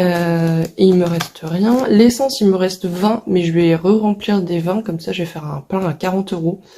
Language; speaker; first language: French; native; French